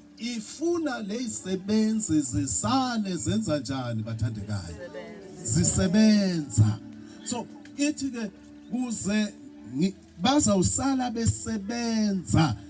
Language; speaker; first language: Zulu; non-native, local second language; Swati